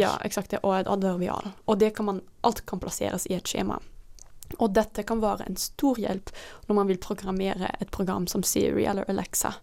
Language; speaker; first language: Norwegian; non-native, fluent; Dutch